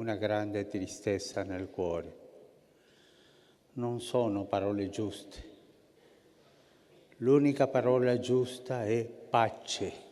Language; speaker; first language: Italian; early bilingual, heritage; Spanish